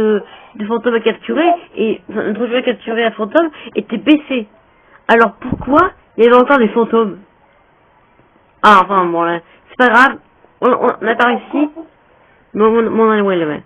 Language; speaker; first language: French; native; French